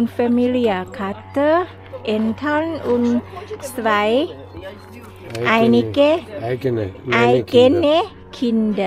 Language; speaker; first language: German; non-native, learner; Thai